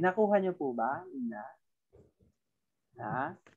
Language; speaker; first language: Filipino; native; Filipino